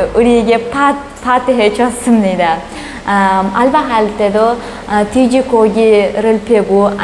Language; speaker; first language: Korean; non-native, fluent; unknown